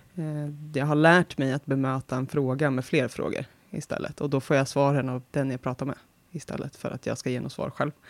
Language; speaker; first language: Swedish; native; Swedish